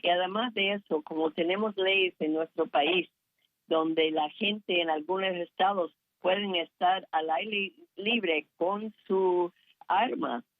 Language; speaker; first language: Spanish; non-native, fluent; English